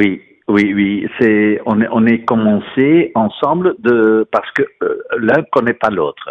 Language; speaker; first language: French; non-native, fluent; Dutch